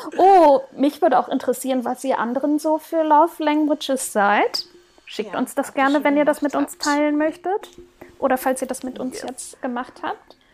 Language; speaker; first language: German; early bilingual, heritage; German